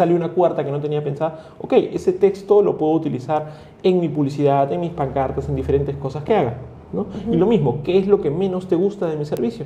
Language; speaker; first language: Spanish; native; Spanish